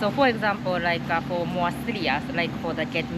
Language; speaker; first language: English; non-native, learner; Japanese